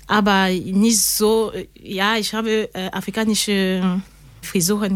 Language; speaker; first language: German; non-native, learner; French